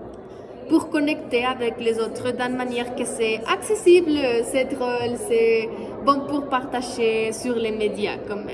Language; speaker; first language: French; non-native, fluent; Spanish